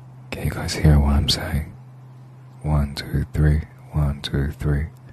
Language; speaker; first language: English; native; English